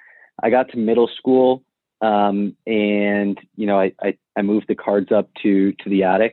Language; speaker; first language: English; native; English